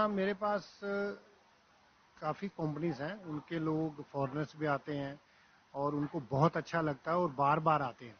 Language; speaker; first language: Hindi; native; Hindi